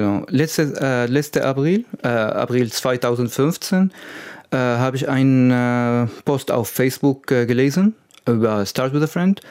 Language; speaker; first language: German; non-native, learner; Arabic